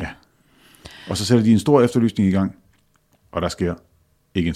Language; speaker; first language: Danish; native; Danish